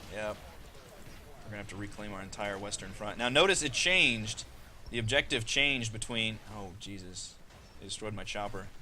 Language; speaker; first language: English; native; English